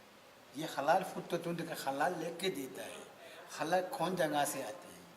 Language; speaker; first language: Hindi; non-native, learner; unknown